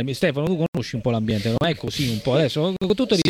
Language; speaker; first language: Italian; native; Italian